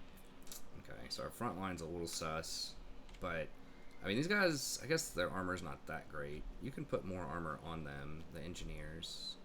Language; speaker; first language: English; native; English